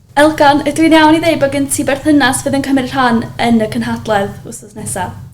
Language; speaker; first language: Welsh; native; Welsh